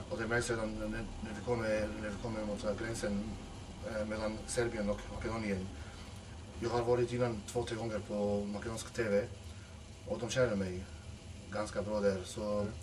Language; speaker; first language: Swedish; non-native, fluent; Macedonian